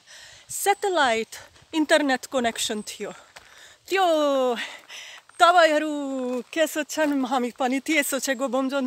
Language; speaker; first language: Nepali; non-native, fluent; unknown